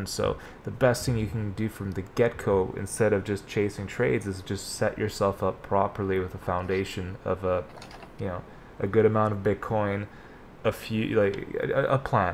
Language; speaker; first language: English; native; English